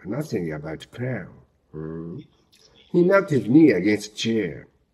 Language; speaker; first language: English; non-native, learner; Japanese